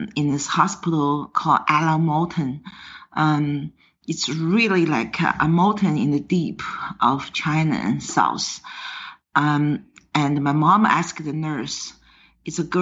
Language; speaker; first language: English; non-native, fluent; Chinese